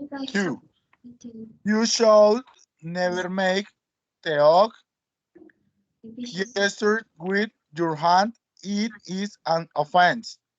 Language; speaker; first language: English; non-native, learner; Spanish